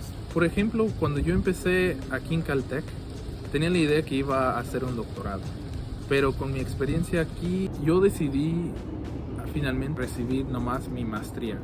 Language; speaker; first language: Spanish; early bilingual, heritage; Spanish